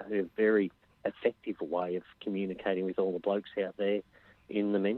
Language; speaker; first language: English; native; English